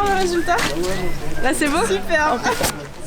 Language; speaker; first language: French; native; French